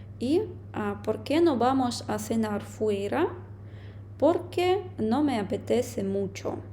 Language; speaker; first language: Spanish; non-native, fluent; Ukrainian